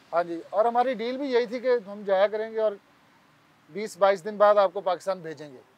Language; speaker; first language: Urdu; non-native, local second language; Punjabi